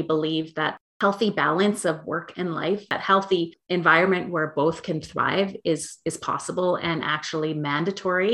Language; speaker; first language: English; native; English